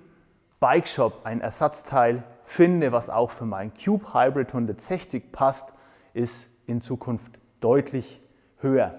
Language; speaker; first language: German; native; German